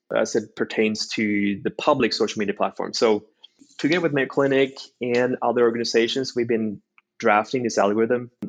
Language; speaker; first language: English; non-native, fluent; Norwegian